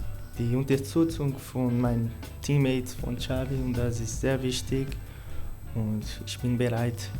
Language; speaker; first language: German; non-native, learner; Portuguese